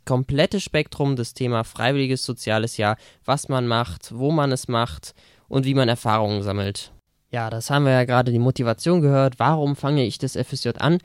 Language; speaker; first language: German; native; German